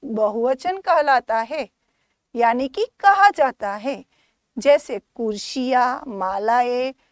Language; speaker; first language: Hindi; non-native, local second language; Gujarati